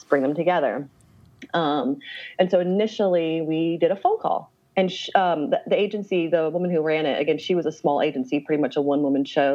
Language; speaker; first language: English; native; English